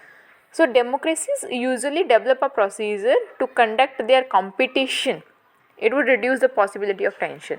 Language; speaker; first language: English; non-native, local second language; Hindi